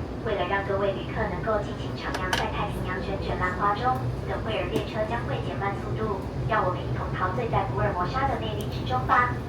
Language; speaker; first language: Chinese; native; Chinese